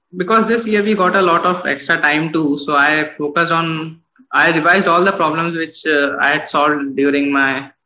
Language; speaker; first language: English; non-native, local second language; Hindi